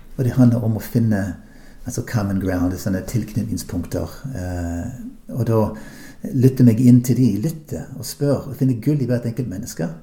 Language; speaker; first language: Norwegian; non-native, fluent; English